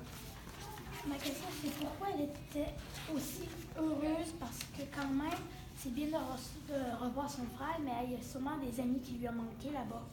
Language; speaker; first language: French; native; French